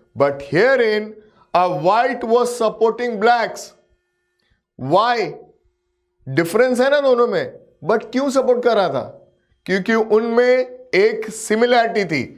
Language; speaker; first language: Hindi; native; Hindi